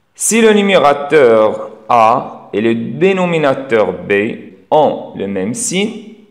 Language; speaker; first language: French; non-native, local second language; Arabic